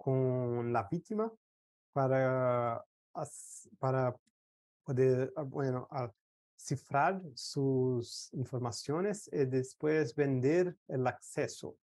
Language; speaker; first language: Spanish; non-native, fluent; Portuguese